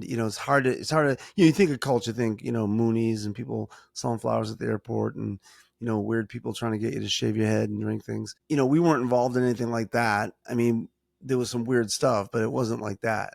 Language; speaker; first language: English; native; English